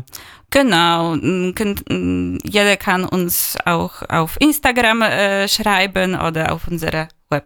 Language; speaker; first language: German; non-native, fluent; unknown